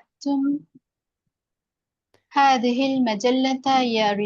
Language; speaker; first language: Arabic; non-native, learner; Bangla